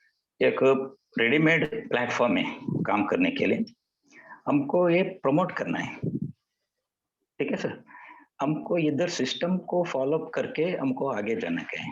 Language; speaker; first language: Hindi; non-native, local second language; Kannada